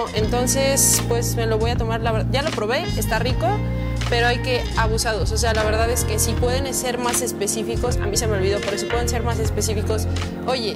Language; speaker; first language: Spanish; native; Spanish